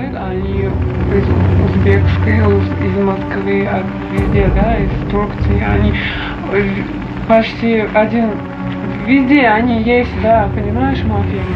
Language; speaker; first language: Russian; non-native, learner; Uzbek